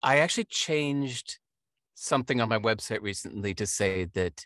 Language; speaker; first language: English; native; English